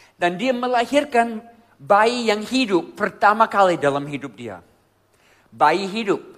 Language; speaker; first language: Indonesian; non-native, fluent; English